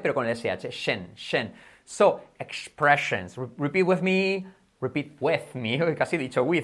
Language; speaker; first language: English; non-native, fluent; Spanish